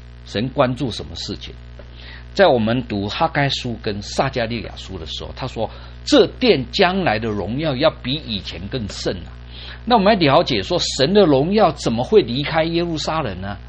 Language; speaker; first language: Chinese; native; Chinese